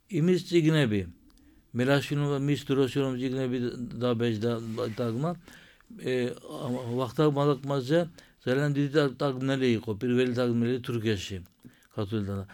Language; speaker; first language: Georgian; early bilingual, heritage; Georgian